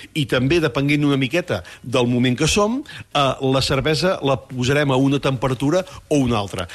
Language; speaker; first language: Catalan; native; Catalan